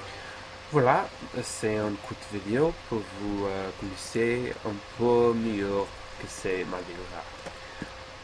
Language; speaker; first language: French; non-native, learner; English